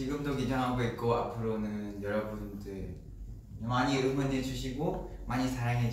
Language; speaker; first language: Korean; non-native, learner; Vietnamese